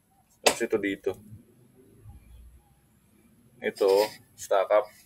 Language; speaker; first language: Filipino; native; Filipino